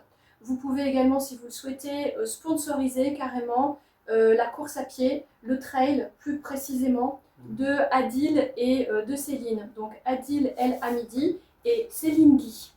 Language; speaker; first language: French; native; French